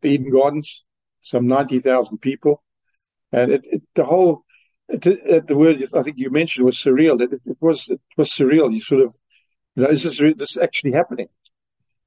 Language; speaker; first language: English; native; English